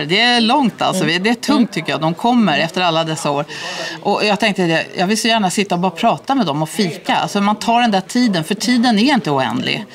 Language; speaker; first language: Swedish; native; Swedish